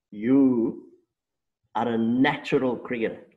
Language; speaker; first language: English; non-native, local second language; Afrikaans